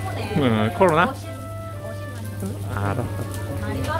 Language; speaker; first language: Korean; non-native, learner; Vietnamese